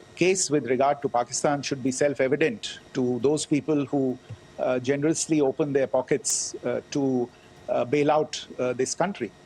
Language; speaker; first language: English; non-native, local second language; Hindi